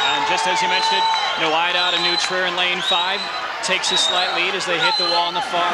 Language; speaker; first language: English; native; English